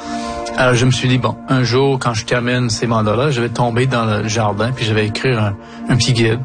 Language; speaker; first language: French; non-native, local second language; English